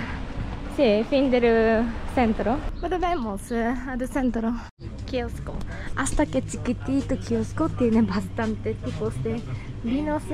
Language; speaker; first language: Spanish; non-native, fluent; Japanese